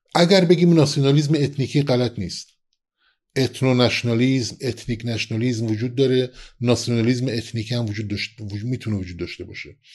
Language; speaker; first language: Persian; non-native, local second language; Kurdish